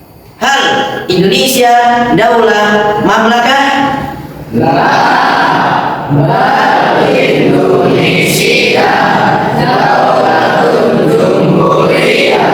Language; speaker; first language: Arabic; non-native, learner; Indonesian